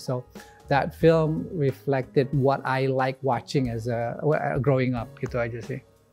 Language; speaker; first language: English; early bilingual, other home language; Indonesian